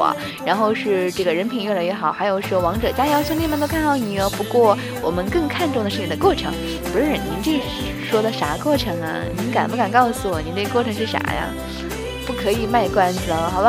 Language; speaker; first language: Chinese; native; Chinese